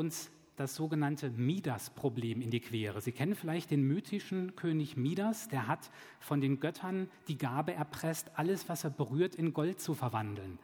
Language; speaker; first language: German; native; German